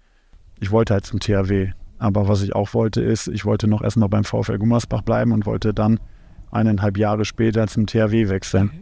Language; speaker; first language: German; native; German